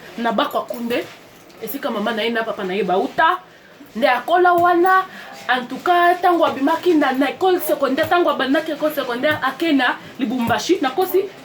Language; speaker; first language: Lingala; non-native, learner; French